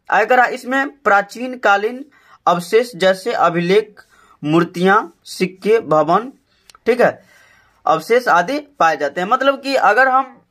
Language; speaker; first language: Hindi; native; Hindi